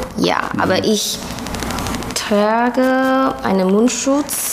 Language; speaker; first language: German; non-native, learner; Chinese